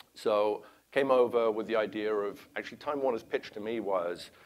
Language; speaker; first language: English; native; English